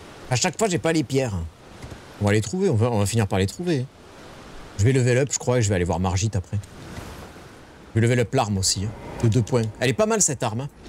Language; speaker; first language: French; native; French